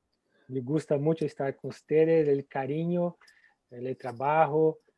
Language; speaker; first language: Spanish; non-native, fluent; Portuguese